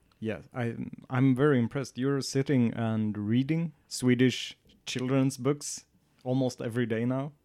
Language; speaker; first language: English; non-native, fluent; Swedish